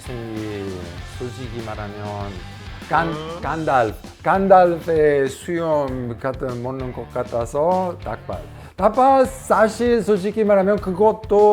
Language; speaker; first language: Korean; non-native, learner; Italian